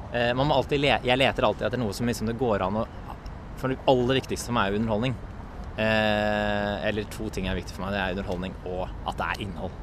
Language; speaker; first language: Norwegian; native; Norwegian